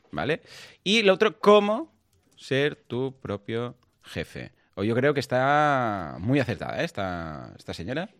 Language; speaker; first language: Spanish; non-native, local second language; Catalan